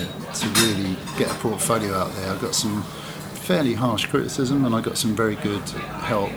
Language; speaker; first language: English; native; English